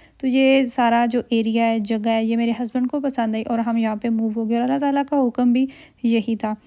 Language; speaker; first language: Urdu; native; Urdu